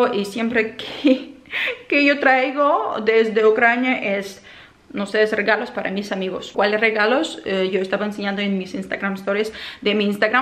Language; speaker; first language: Spanish; non-native, fluent; Ukrainian